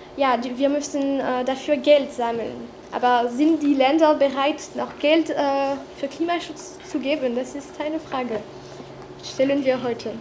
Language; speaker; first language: German; non-native, fluent; French